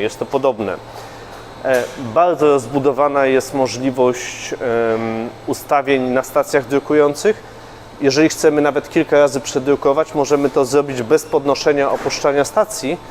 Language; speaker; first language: Polish; native; Polish